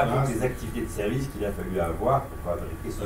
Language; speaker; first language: French; native; French